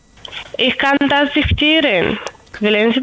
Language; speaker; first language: German; non-native, learner; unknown